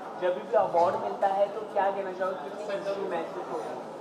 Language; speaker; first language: Hindi; native; Hindi